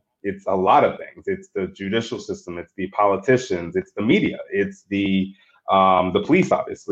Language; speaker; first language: English; native; English